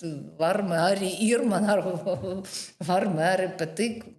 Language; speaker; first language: Latvian; non-native, learner; Russian